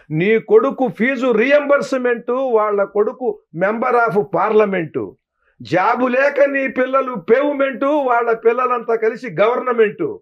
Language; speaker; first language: Telugu; native; Telugu